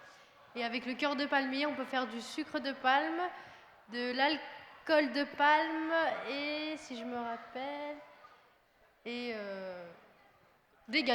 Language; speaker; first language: French; early bilingual, other home language; Khmer